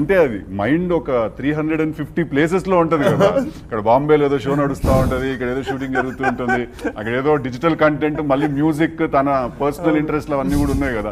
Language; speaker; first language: Telugu; native; Telugu